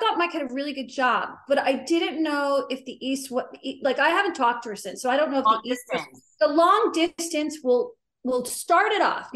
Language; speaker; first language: English; native; English